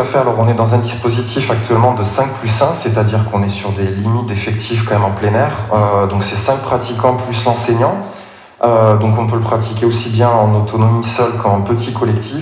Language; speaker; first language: French; native; French